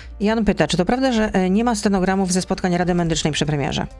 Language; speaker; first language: Polish; native; Polish